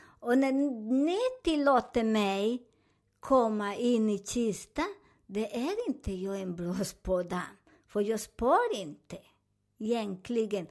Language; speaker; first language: Swedish; non-native, fluent; Spanish